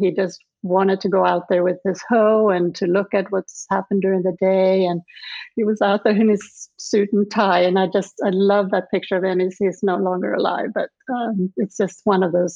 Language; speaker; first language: English; non-native, fluent; Swedish